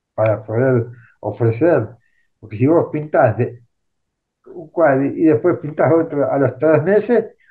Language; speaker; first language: Spanish; native; Spanish